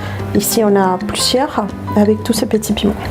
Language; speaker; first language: French; non-native, fluent; Spanish